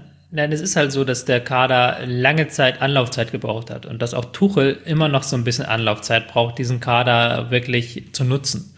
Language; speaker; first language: German; native; German